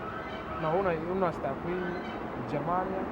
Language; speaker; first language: Italian; non-native, learner; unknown